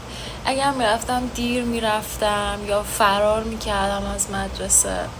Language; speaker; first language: Persian; native; Persian